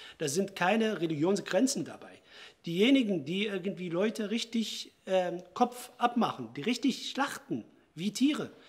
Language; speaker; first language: German; non-native, fluent; Arabic